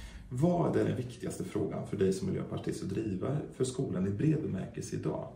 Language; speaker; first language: Swedish; native; Swedish